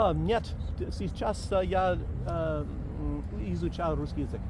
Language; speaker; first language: Russian; non-native, learner; English